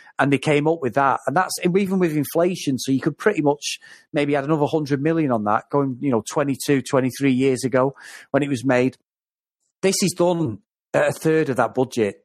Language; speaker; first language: English; native; English